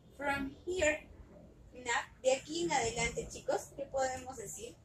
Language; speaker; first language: Spanish; native; Spanish